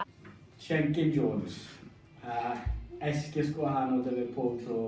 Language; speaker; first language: Welsh; native; Welsh